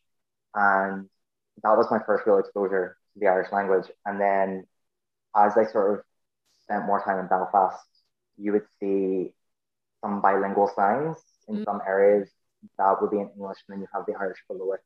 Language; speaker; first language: English; native; English